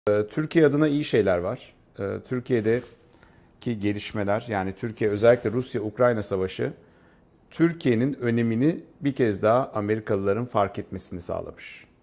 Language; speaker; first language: Turkish; native; Turkish